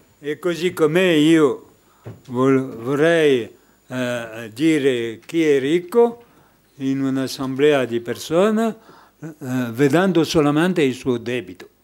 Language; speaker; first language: Italian; non-native, fluent; French